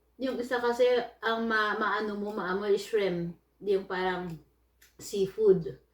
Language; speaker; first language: Filipino; non-native, local second language; Cebuano